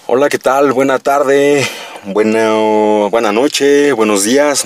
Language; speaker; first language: Spanish; native; Spanish